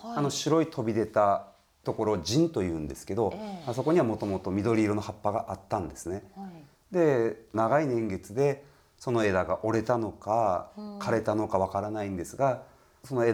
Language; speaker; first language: Japanese; native; Japanese